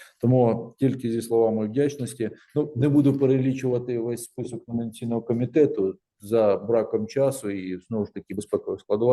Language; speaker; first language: Ukrainian; native; Ukrainian